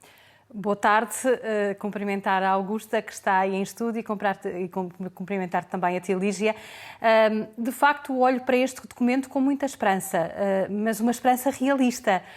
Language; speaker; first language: Portuguese; native; Portuguese